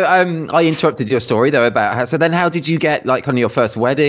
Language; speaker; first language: English; native; English